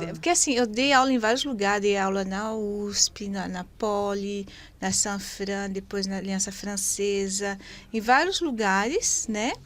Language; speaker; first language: Portuguese; non-native, fluent; French